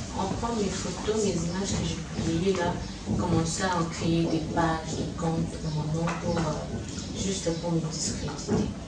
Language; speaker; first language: French; non-native, local second language; Lingala